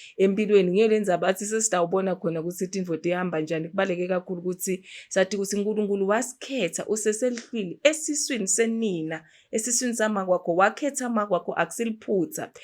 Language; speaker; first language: Zulu; non-native, local second language; Swati